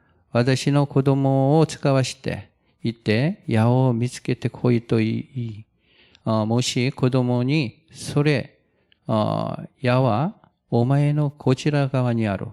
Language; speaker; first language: Japanese; non-native, fluent; Korean